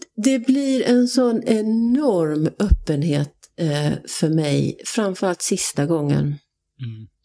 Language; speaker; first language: Swedish; native; Swedish